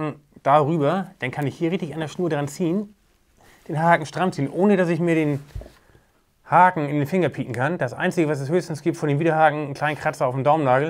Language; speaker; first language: German; native; German